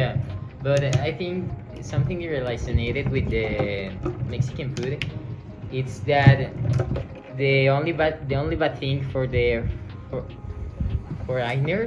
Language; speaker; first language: English; non-native, learner; Spanish